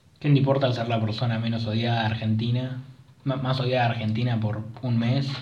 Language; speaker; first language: Spanish; native; Spanish